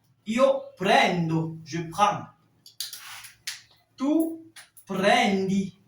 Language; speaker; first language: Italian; non-native, fluent; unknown